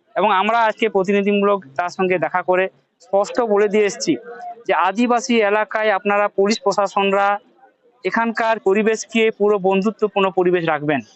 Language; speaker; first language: Bangla; non-native, local second language; Santali